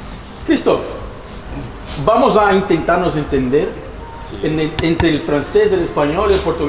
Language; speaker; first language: Spanish; non-native, learner; Portuguese